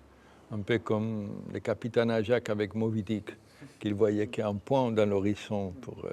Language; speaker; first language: French; non-native, fluent; Spanish